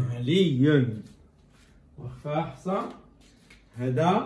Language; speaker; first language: Arabic; native; Arabic